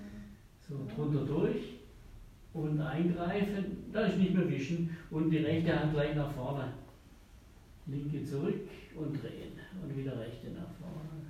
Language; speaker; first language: German; native; German